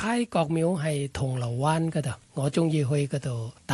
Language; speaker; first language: Cantonese; non-native, learner; Thai